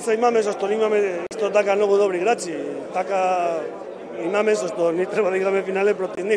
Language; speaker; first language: Macedonian; non-native, learner; Spanish